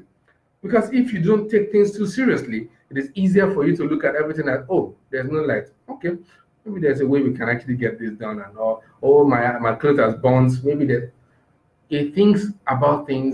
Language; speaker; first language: English; non-native, local second language; Yoruba